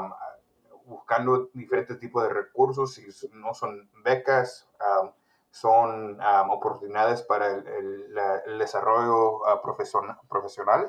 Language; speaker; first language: Spanish; early bilingual, heritage; Spanish